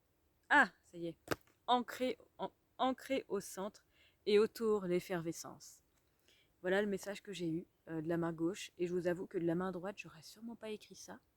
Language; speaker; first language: French; native; French